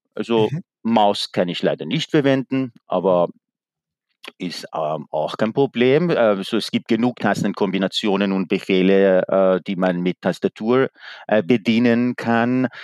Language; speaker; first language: German; non-native, fluent; Persian